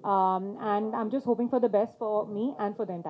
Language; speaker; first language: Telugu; non-native, local second language; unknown